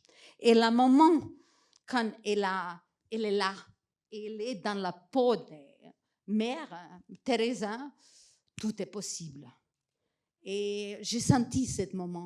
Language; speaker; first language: French; non-native, fluent; Macedonian